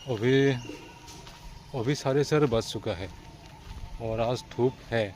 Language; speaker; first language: Hindi; non-native, local second language; Assamese